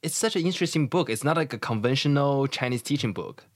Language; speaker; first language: English; non-native, fluent; Chinese